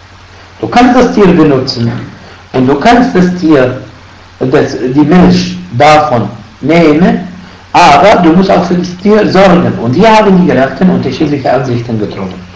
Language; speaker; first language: German; non-native, fluent; Arabic